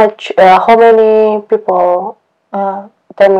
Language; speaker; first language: English; non-native, learner; Indonesian